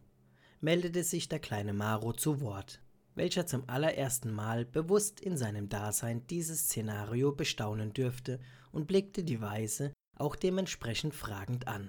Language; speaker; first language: German; native; German